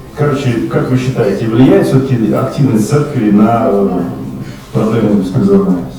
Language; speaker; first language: Russian; native; Russian